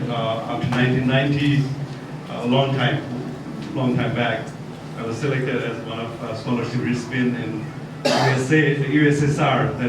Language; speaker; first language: English; non-native, local second language; Nepali